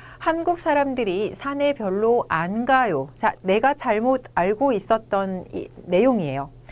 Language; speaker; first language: Korean; native; Korean